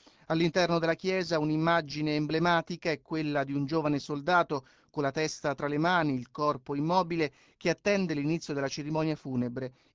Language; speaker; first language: Italian; native; Italian